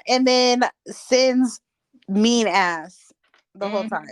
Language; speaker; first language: English; native; English